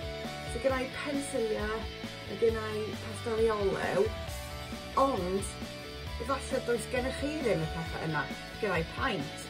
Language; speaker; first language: Welsh; non-native, local second language; English